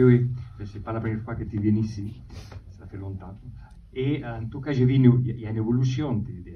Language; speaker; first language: French; non-native, fluent; Spanish